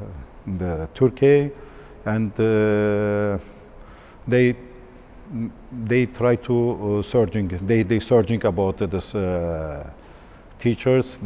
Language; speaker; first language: English; non-native, learner; Turkish